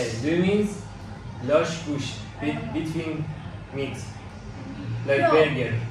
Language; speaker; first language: English; non-native, learner; Persian